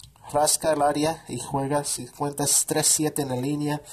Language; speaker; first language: Spanish; non-native, learner; English